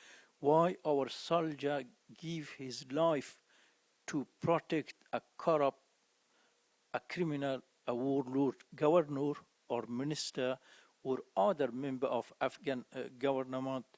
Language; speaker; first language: English; non-native, fluent; Persian